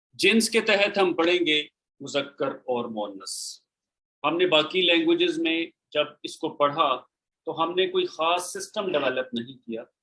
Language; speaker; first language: Urdu; native; Urdu